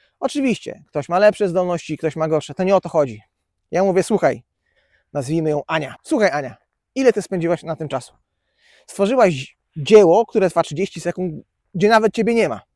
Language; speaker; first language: Polish; native; Polish